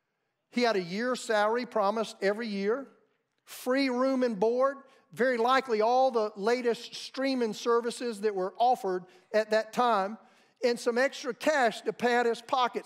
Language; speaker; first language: English; native; English